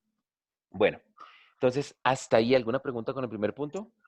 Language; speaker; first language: Spanish; native; Spanish